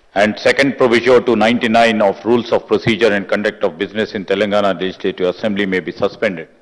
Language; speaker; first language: English; non-native, local second language; Telugu